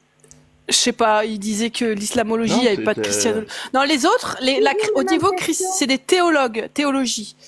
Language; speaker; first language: French; native; French